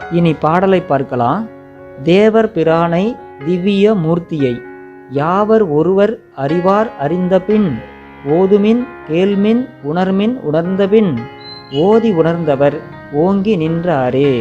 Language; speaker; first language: Tamil; native; Tamil